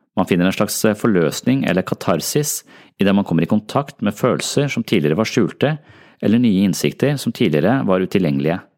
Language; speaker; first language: Norwegian; native; Norwegian